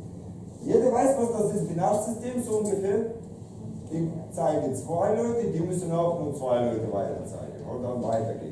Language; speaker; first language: German; non-native, fluent; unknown